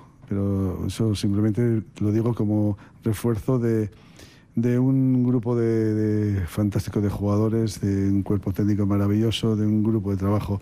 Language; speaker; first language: Spanish; native; Spanish